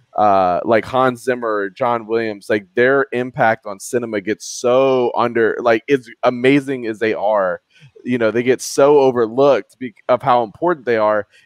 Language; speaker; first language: English; native; English